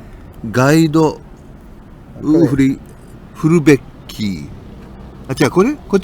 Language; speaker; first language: Japanese; native; Japanese